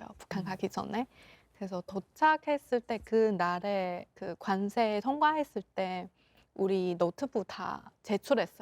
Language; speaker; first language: Korean; non-native, local second language; Chinese